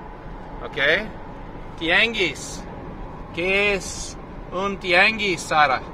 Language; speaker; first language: Spanish; non-native, learner; English